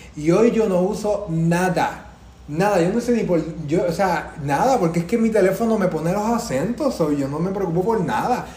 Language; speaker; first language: Spanish; native; Spanish